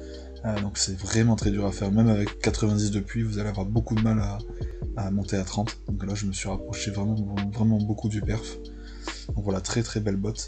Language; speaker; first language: French; native; French